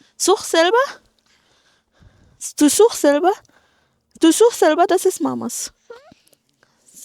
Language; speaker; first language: German; non-native, fluent; Indonesian